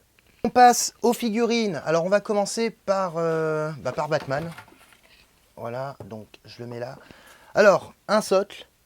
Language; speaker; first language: French; native; French